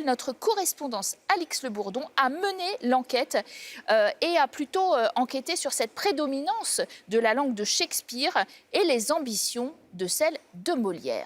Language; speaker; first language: French; native; French